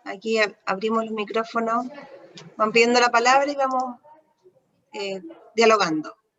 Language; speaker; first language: Spanish; native; Spanish